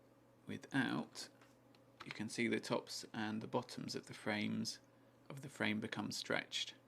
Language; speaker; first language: English; native; English